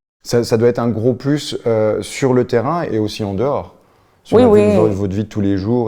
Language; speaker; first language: French; native; French